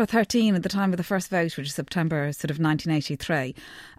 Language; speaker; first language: English; native; English